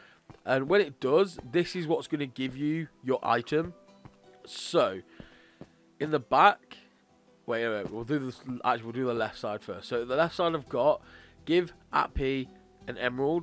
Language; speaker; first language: English; native; English